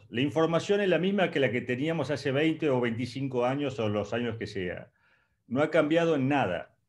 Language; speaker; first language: Spanish; native; Spanish